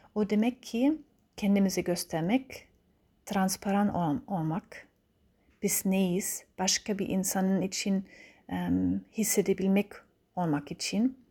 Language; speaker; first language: Turkish; early bilingual, heritage; Turkish